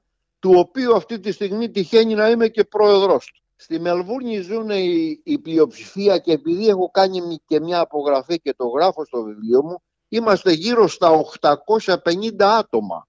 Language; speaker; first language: Greek; native; Greek